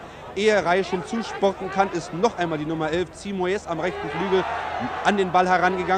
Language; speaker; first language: German; native; German